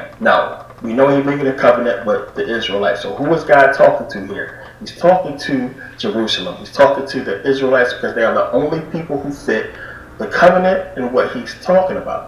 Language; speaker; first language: English; native; English